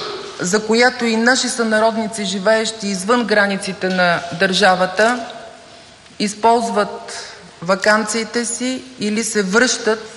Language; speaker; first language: Bulgarian; native; Bulgarian